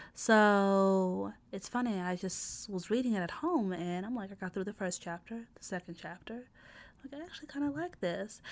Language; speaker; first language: English; non-native, fluent; Arabic